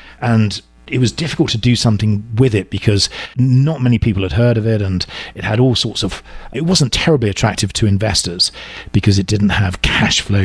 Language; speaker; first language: English; native; English